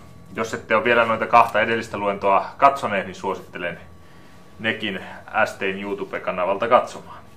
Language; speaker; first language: Finnish; native; Finnish